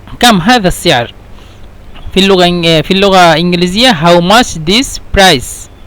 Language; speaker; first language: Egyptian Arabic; non-native, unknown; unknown